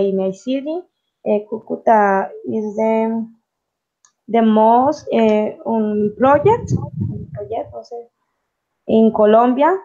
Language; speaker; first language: English; non-native, learner; Spanish